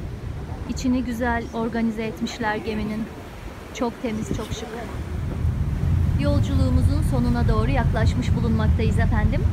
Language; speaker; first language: Turkish; native; Turkish